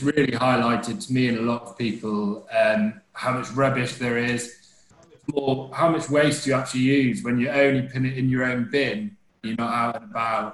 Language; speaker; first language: English; native; English